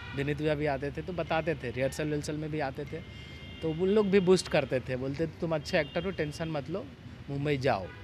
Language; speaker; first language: Hindi; native; Hindi